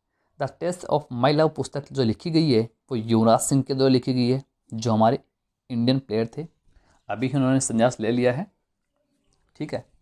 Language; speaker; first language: Hindi; native; Hindi